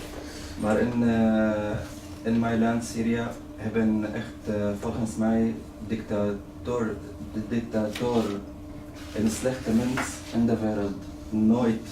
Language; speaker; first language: Dutch; non-native, learner; Arabic